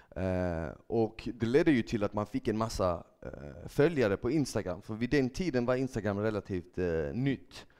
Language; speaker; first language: Swedish; early bilingual, other home language; Bosnian